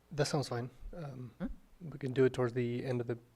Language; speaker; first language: English; native; English